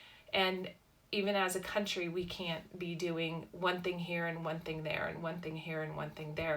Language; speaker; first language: English; native; English